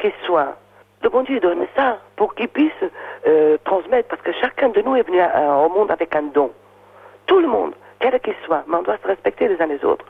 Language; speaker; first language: French; non-native, fluent; Portuguese